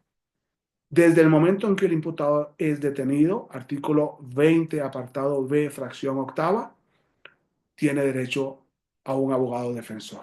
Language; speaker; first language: Spanish; native; Spanish